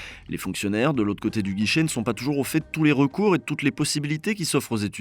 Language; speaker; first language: French; native; French